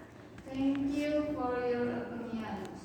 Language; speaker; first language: English; non-native, learner; Indonesian